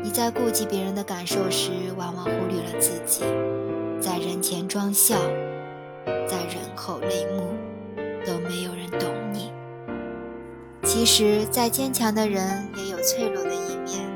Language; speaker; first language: Chinese; native; Chinese